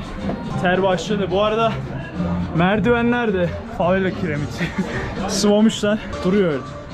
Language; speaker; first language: Turkish; native; Turkish